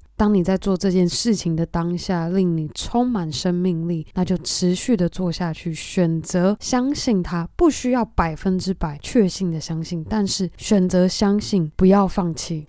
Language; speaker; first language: Chinese; native; Chinese